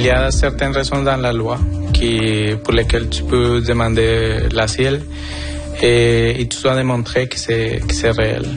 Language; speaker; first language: French; non-native, fluent; Spanish